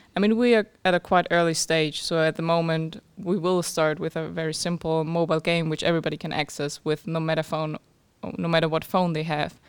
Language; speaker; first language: English; non-native, fluent; German